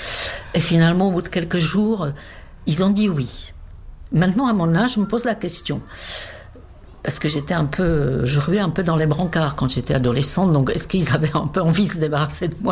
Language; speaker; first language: French; non-native, fluent; Czech